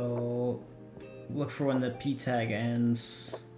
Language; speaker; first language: English; native; English